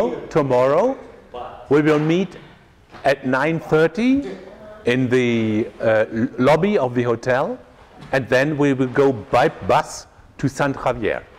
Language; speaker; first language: English; non-native, fluent; German